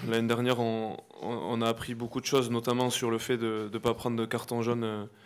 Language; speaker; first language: French; native; French